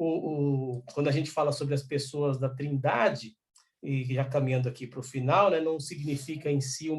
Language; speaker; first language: Portuguese; native; Portuguese